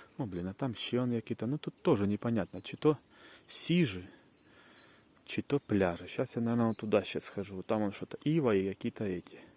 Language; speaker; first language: Ukrainian; non-native, local second language; Russian